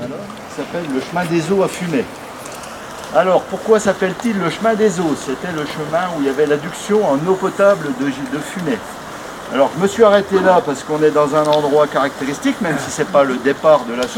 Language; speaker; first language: French; native; French